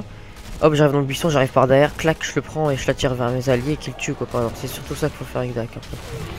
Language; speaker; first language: French; native; French